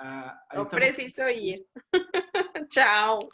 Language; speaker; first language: Portuguese; non-native, fluent; Spanish